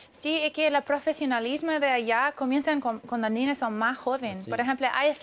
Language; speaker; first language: Spanish; early bilingual, heritage; English